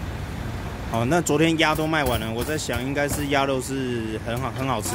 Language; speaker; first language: Chinese; native; Chinese